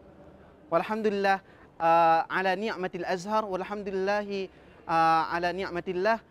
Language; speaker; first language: Arabic; non-native, fluent; Indonesian